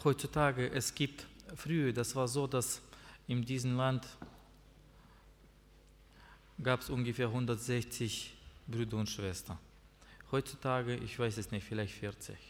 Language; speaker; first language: German; non-native, learner; Russian